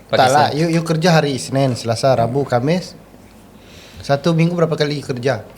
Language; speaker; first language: Malay; native; Malay